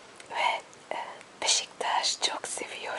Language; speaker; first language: Turkish; non-native, learner; Hungarian